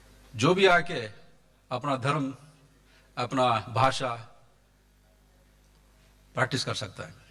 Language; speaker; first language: Hindi; non-native, local second language; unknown